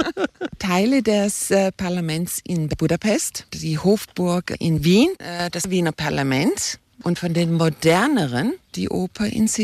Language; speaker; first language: German; non-native, fluent; Croatian